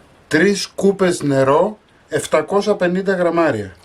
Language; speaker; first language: Greek; native; Greek